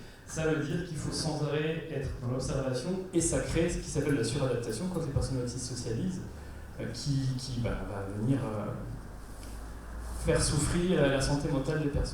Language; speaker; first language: French; native; French